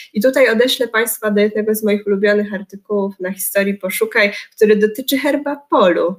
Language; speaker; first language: Polish; native; Polish